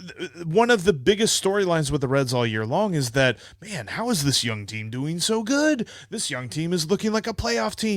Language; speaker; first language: English; native; English